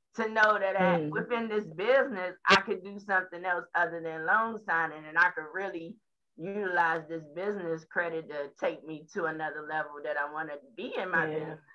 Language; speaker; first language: English; native; English